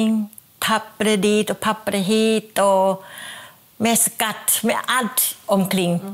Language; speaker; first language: Swedish; non-native, fluent; Thai